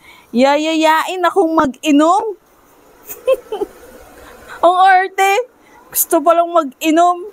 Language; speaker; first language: Filipino; native; Filipino